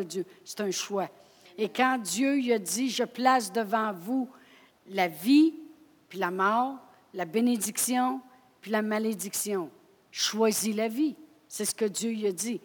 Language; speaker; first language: French; native; French